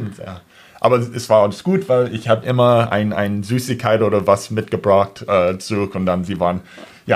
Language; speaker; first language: German; non-native, fluent; English